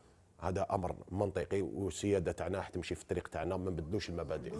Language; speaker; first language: Arabic; native; Arabic